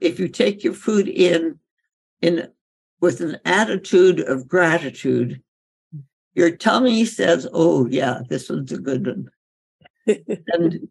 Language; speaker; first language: English; native; English